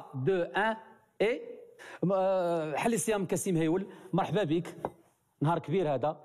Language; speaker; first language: Arabic; native; Arabic